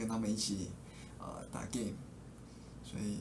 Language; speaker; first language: Chinese; early bilingual, heritage; English